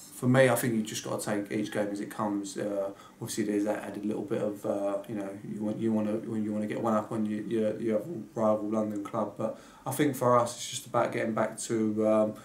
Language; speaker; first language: English; native; English